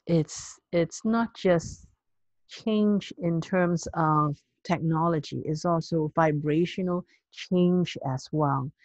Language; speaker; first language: English; non-native, local second language; Cantonese